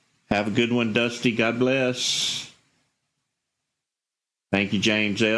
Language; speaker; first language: English; native; English